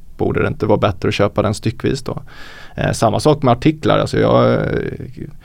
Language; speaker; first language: Swedish; native; Swedish